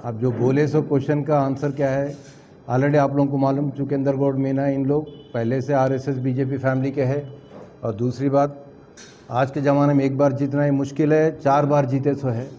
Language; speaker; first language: Hindi; non-native, local second language; Telugu